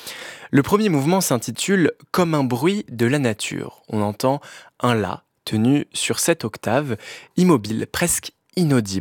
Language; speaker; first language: French; native; French